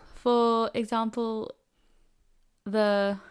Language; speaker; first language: English; non-native, local second language; Afrikaans